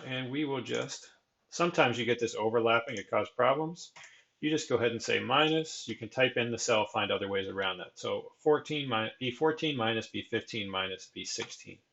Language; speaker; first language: English; native; English